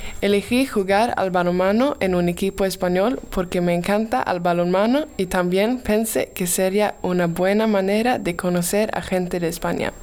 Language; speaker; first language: Spanish; non-native, learner; Swedish